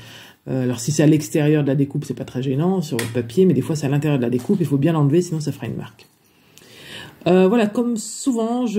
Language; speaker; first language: French; native; French